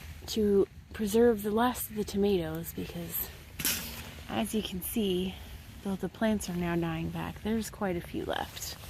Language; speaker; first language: English; native; English